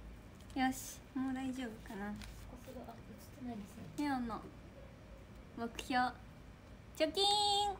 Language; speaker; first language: Japanese; native; Japanese